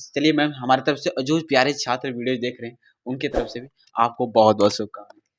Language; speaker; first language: Hindi; native; Hindi